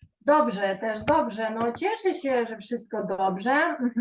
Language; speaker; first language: Polish; non-native, fluent; Ukrainian